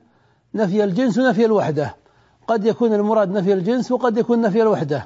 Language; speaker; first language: Arabic; native; Arabic